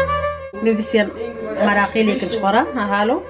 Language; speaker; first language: German; non-native, learner; Kurdish